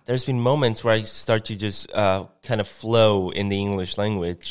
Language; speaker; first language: English; non-native, fluent; Spanish